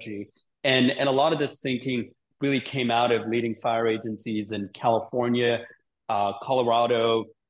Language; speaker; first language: English; native; English